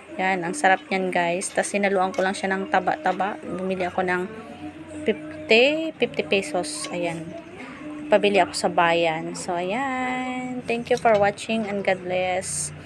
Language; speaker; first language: Filipino; non-native, local second language; Masbatenyo